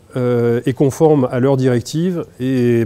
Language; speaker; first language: French; native; French